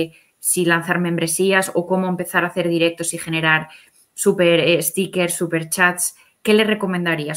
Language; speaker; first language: Spanish; native; Spanish